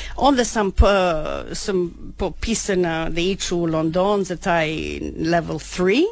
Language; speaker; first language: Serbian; early bilingual, heritage; Croatian